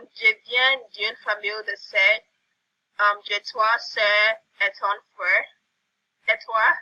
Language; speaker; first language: French; non-native, learner; English